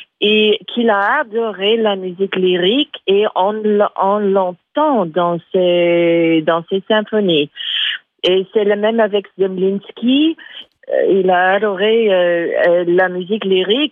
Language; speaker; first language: French; non-native, fluent; English